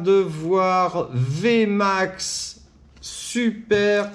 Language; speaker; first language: French; native; French